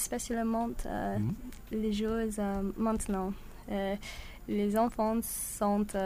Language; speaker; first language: French; non-native, learner; English